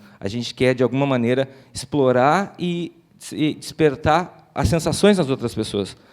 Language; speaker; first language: Portuguese; native; Portuguese